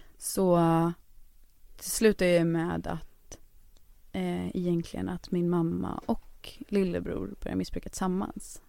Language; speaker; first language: Swedish; native; Swedish